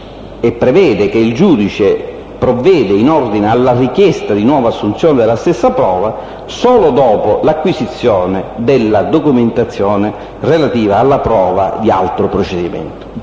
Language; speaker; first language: Italian; native; Italian